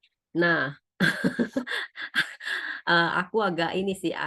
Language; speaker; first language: Indonesian; native; Indonesian